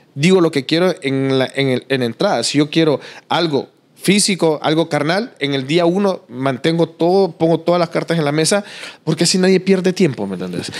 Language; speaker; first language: Spanish; native; Spanish